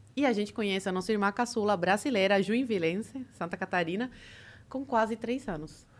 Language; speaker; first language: Portuguese; early bilingual, other home language; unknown